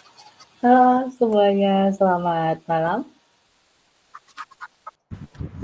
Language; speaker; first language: Indonesian; native; Indonesian